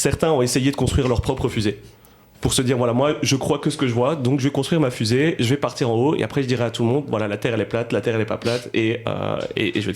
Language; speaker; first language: French; native; French